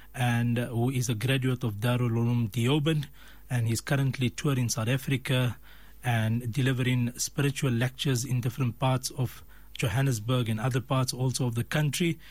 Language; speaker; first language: English; native; English